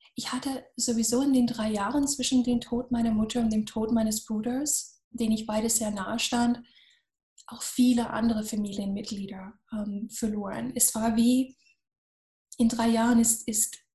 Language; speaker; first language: German; non-native, fluent; English